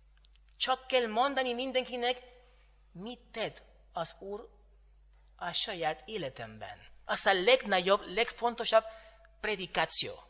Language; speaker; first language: Hungarian; non-native, learner; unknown